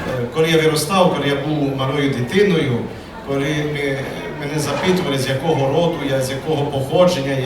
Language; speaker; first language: Ukrainian; early bilingual, heritage; Ukrainian